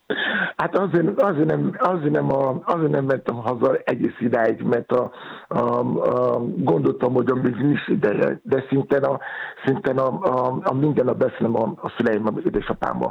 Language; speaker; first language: Hungarian; non-native, fluent; Yoruba